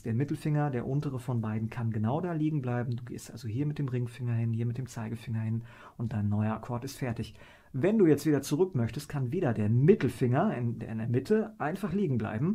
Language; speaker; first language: German; native; German